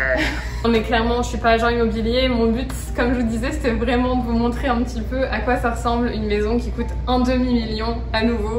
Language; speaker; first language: French; native; French